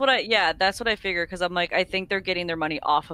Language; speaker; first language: English; native; English